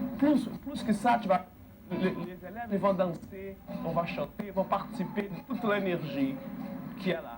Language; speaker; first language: French; non-native, fluent; Portuguese